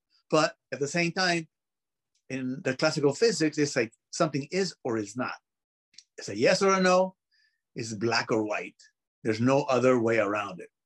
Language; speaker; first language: English; non-native, fluent; Spanish